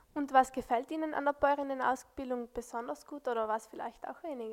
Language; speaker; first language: German; native; German